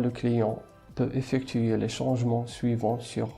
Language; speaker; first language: French; non-native, local second language; Arabic